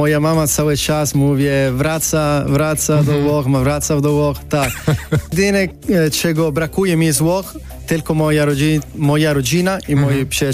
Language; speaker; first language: Polish; non-native, learner; Italian